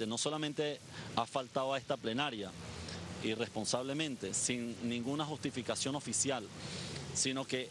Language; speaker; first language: Spanish; native; Spanish